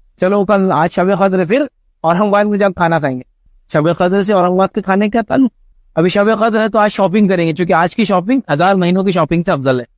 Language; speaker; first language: Urdu; native; Urdu